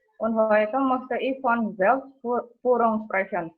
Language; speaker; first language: German; non-native, fluent; Indonesian